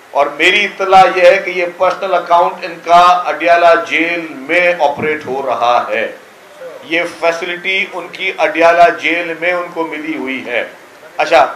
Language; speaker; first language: Urdu; non-native, local second language; Sindhi